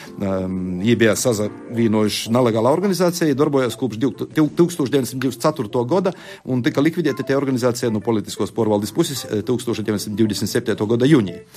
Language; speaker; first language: Latvian; native; Latvian